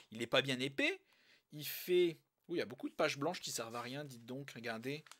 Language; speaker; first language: French; native; French